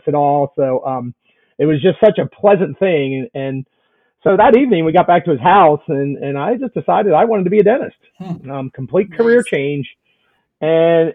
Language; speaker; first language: English; native; English